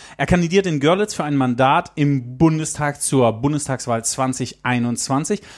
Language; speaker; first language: German; native; German